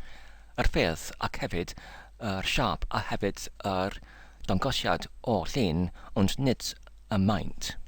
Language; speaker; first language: Welsh; non-native, learner; English